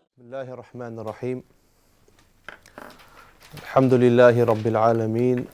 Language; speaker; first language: Arabic; non-native, fluent; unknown